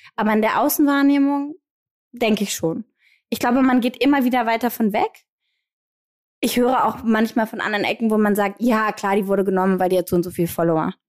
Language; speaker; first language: German; early bilingual, other home language; Greek